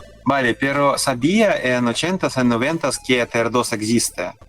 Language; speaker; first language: Spanish; non-native, learner; Russian